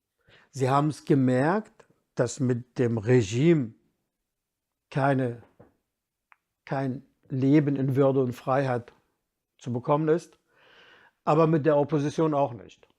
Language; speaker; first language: German; non-native, fluent; Kurdish